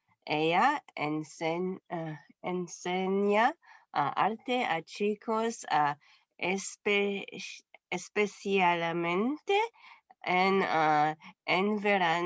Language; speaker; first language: Spanish; non-native, learner; English